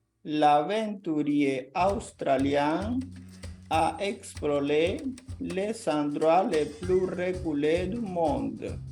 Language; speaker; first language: French; non-native, fluent; Portuguese